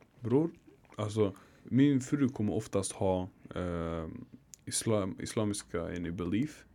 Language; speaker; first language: Swedish; early bilingual, other home language; Arabic